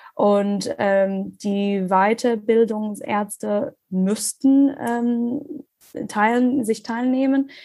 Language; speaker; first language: German; non-native, learner; English